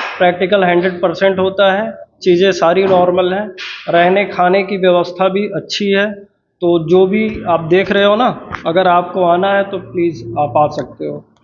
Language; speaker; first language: Hindi; native; Hindi